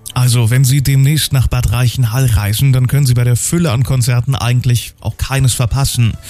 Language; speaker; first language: German; native; German